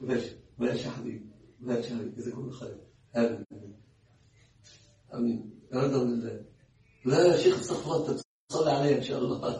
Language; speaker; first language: Arabic; native; Arabic